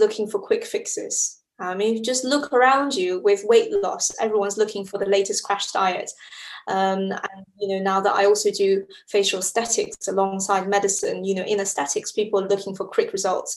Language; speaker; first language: English; early bilingual, other home language; Chinese